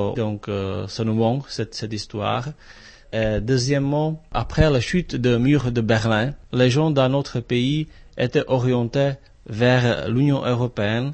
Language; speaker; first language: French; non-native, fluent; Czech